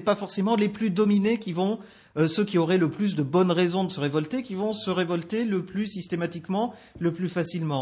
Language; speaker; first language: French; native; French